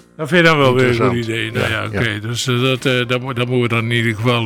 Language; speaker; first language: Dutch; native; Dutch